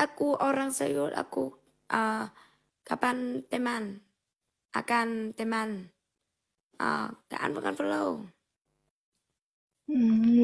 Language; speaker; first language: Indonesian; non-native, learner; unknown